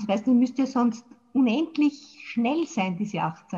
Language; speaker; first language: German; native; German